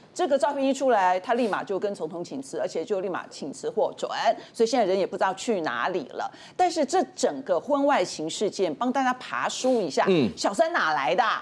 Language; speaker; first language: Chinese; native; Chinese